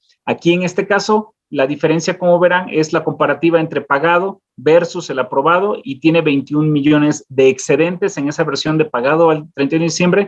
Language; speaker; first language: Spanish; native; Spanish